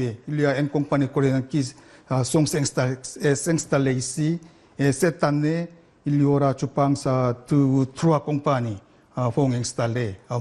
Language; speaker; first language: French; non-native, learner; Korean